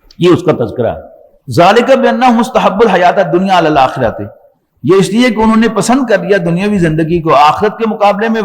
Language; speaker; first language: Urdu; non-native, local second language; Punjabi